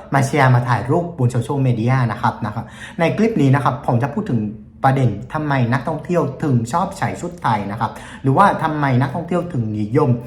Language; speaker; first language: Thai; non-native, fluent; Vietnamese